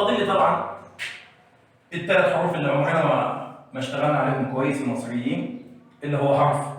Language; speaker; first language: Arabic; native; Arabic